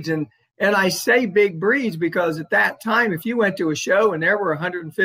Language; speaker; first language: English; native; English